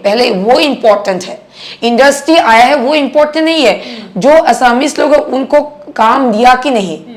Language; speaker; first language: Hindi; non-native, local second language; Assamese